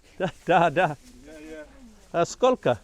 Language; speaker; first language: Russian; non-native, learner; English